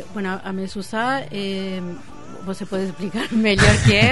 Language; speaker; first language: Portuguese; non-native, fluent; Spanish